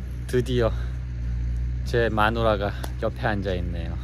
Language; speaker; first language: Korean; native; Korean